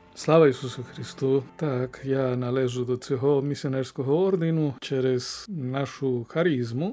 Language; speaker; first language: Ukrainian; non-native, fluent; Spanish